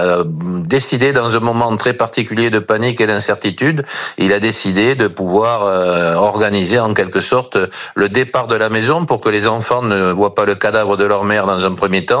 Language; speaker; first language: French; native; French